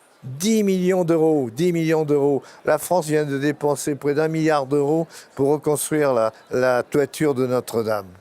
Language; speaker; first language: French; native; French